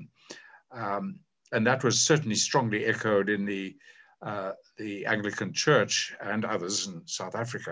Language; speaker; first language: English; native; English